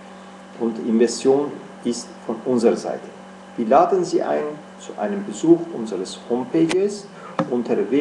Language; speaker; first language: German; non-native, fluent; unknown